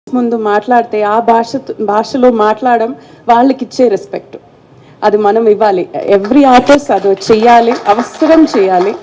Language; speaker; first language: Telugu; non-native, fluent; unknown